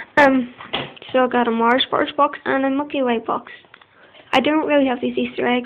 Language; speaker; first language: English; native; English